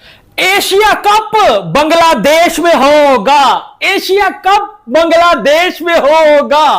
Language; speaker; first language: Hindi; native; Hindi